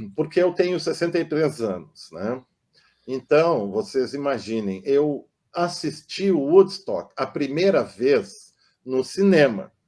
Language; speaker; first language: Portuguese; non-native, local second language; German